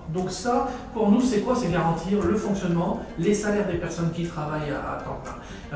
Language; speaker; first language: French; native; French